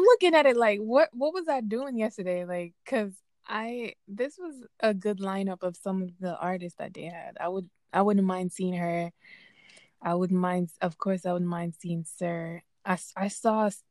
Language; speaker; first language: English; native; English